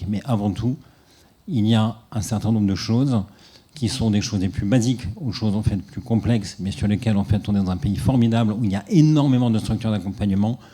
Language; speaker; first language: French; native; French